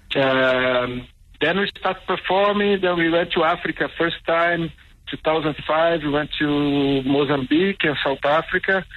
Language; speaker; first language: English; non-native, fluent; Portuguese